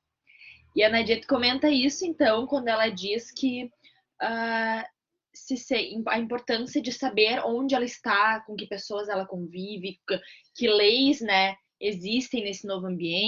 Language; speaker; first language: Portuguese; native; Portuguese